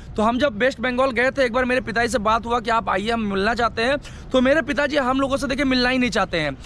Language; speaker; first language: Hindi; non-native, local second language; Bangla